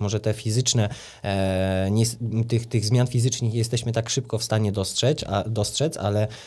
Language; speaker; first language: Polish; native; Polish